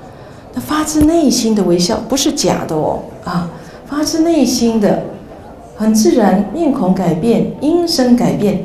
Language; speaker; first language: Chinese; native; Chinese